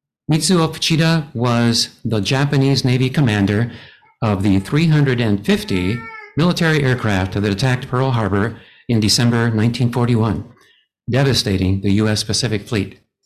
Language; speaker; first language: English; native; English